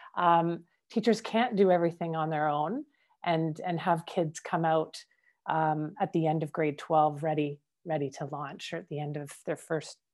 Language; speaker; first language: English; native; English